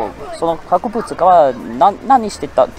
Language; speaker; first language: Japanese; non-native, learner; Malay